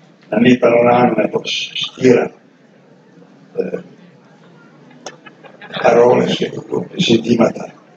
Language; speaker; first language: Greek; non-native, fluent; Serbian